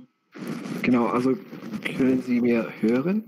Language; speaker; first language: German; non-native, fluent; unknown